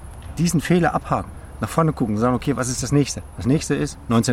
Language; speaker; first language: German; native; German